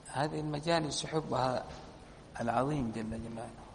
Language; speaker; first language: Arabic; native; Arabic